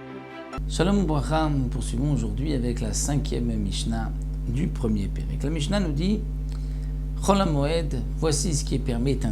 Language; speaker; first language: French; native; French